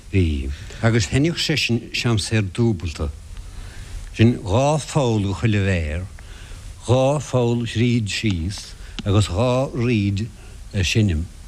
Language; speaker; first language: Irish; non-native, local second language; English